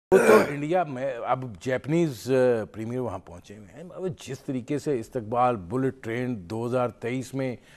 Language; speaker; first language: Urdu; native; Urdu